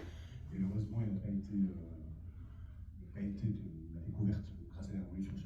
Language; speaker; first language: French; native; French